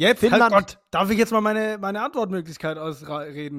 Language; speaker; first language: German; native; German